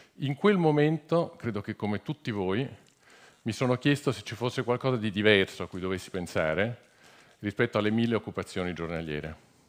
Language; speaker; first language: Italian; native; Italian